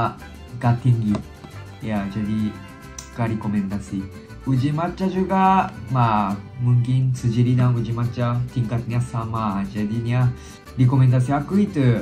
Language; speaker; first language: Indonesian; non-native, fluent; Japanese